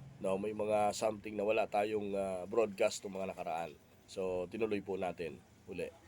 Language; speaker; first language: Filipino; native; Filipino